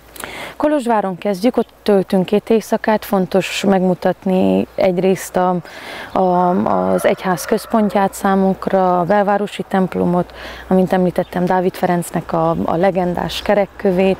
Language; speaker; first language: Hungarian; native; Hungarian